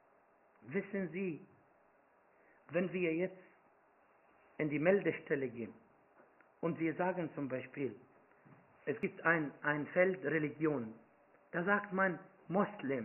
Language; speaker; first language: German; non-native, fluent; Arabic